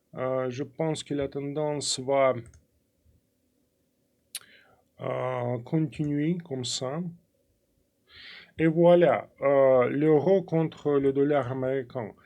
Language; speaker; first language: French; non-native, fluent; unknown